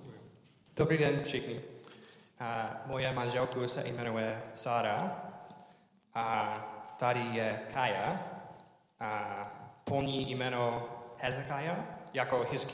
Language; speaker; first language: Czech; non-native, learner; English